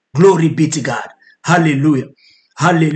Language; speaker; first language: French; non-native, local second language; Lingala